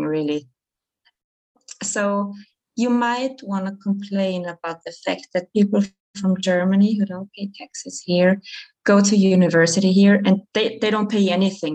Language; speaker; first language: English; non-native, fluent; German